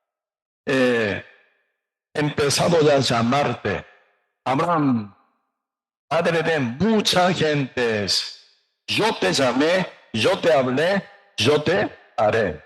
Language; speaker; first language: Spanish; non-native, learner; Korean